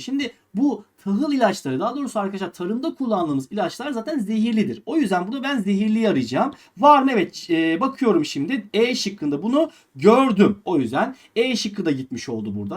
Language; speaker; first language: Turkish; native; Turkish